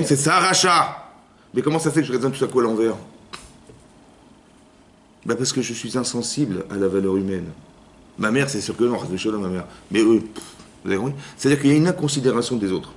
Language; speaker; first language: French; native; French